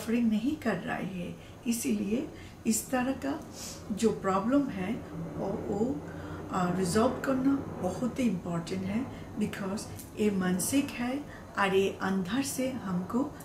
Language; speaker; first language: Hindi; non-native, learner; Bangla